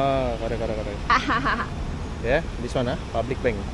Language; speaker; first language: English; non-native, local second language; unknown